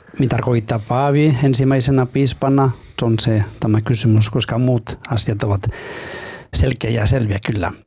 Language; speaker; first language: Finnish; non-native, fluent; Spanish